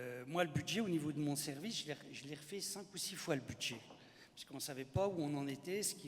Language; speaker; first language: French; native; French